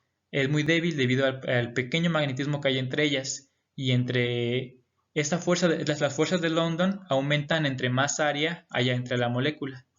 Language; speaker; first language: Spanish; native; Spanish